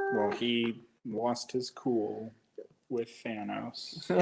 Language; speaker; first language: English; native; English